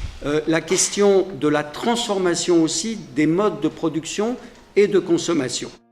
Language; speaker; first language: French; native; French